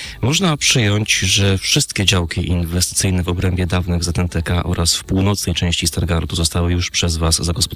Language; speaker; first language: Polish; native; Polish